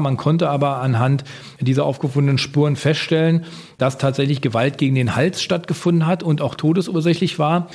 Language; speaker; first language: German; native; German